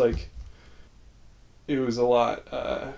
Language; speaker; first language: English; native; English